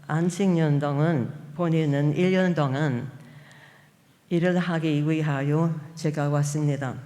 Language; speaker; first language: Korean; non-native, fluent; English